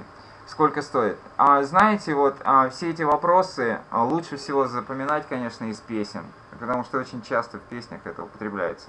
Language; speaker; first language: Russian; native; Russian